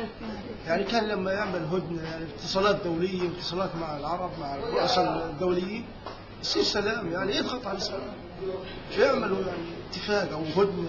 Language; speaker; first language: Arabic; native; Arabic